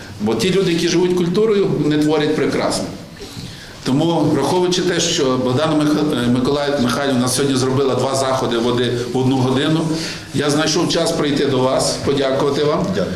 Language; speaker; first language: Ukrainian; native; Ukrainian